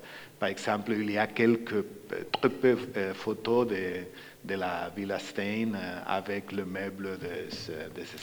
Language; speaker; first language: French; non-native, fluent; Spanish